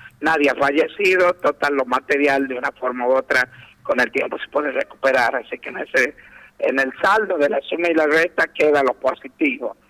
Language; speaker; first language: Spanish; native; Spanish